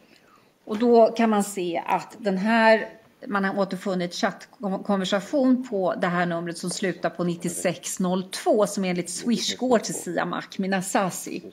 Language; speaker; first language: Swedish; native; Swedish